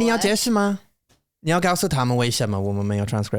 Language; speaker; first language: Chinese; non-native, learner; English